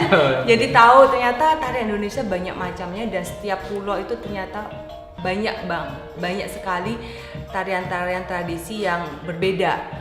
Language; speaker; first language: Indonesian; native; Indonesian